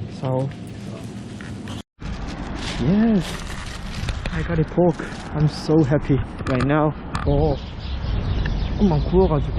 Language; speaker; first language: English; non-native, learner; Korean